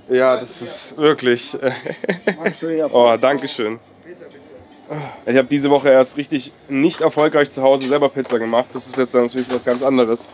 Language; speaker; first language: German; native; German